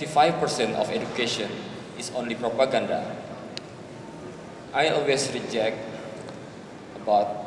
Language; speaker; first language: English; non-native, learner; Indonesian